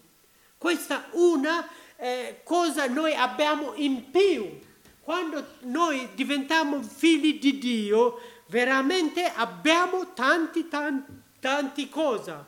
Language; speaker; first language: Italian; non-native, learner; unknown